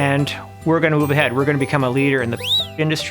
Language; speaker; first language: English; native; English